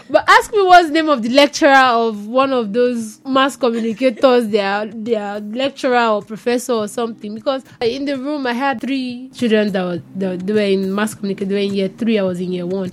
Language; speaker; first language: English; non-native, local second language; Nigerian Pidgin